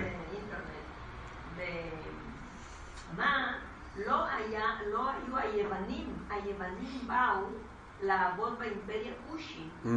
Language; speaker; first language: Hebrew; non-native, learner; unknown